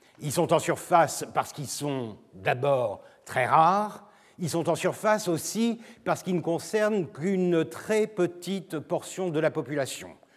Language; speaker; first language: French; non-native, fluent; Turkish